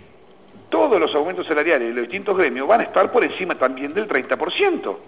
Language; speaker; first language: Spanish; native; Spanish